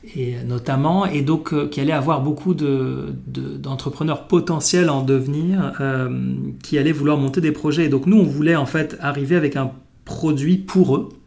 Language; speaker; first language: French; non-native, local second language; Arabic